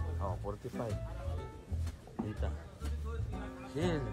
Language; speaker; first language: Arabic; non-native, learner; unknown